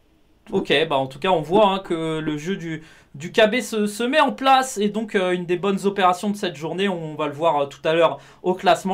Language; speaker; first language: French; native; French